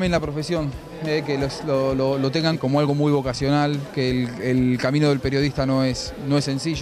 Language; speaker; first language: Spanish; native; Spanish